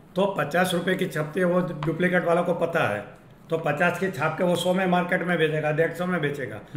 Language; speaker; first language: Hindi; non-native, local second language; Gujarati